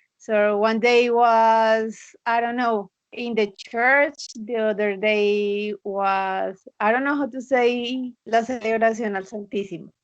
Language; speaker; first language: English; non-native, learner; Spanish